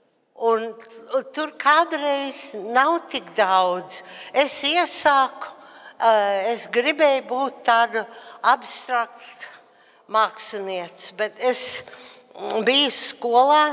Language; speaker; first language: Latvian; early bilingual, heritage; Latvian